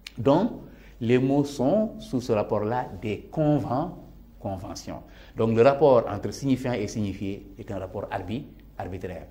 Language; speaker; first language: French; non-native, local second language; Serer